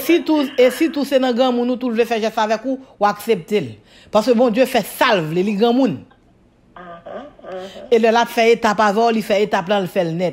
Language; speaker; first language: French; non-native, local second language; Haitian Creole